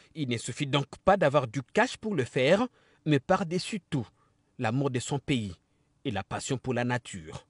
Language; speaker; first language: French; non-native, local second language; Lingala